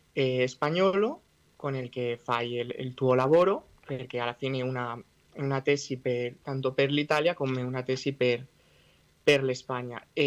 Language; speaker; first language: Italian; non-native, fluent; Spanish